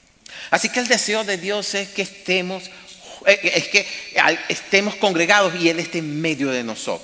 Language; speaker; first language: Spanish; native; Spanish